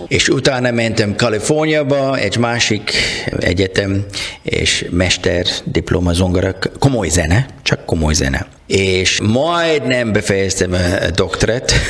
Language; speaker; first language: Hungarian; non-native, learner; English